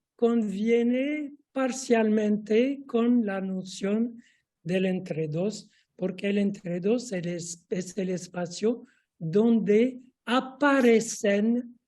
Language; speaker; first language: Spanish; non-native, fluent; French